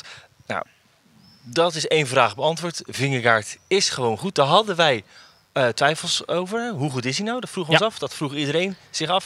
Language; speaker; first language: Dutch; native; Dutch